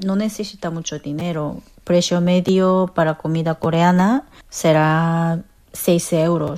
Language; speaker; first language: Spanish; non-native, fluent; Korean